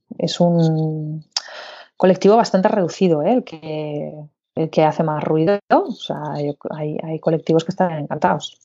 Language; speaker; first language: Spanish; native; Spanish